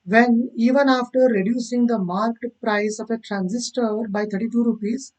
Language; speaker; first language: English; non-native, local second language; Kannada